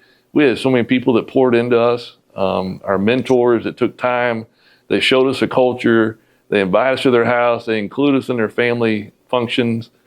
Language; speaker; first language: English; native; English